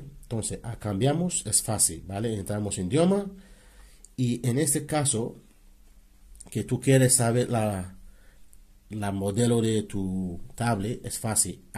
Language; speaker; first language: Spanish; non-native, learner; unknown